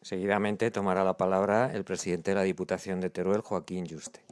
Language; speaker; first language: Spanish; native; Spanish